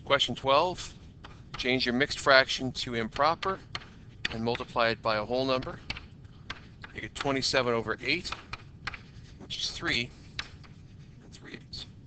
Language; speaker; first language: English; native; English